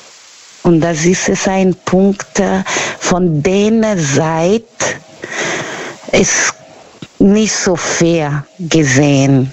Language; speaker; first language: German; non-native, learner; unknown